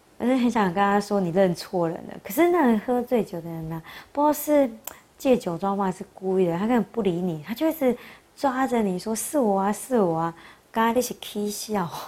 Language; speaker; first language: Chinese; native; Chinese